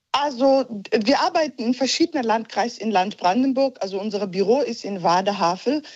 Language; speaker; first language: German; non-native, learner; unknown